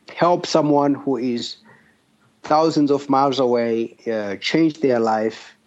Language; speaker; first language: English; non-native, local second language; Shona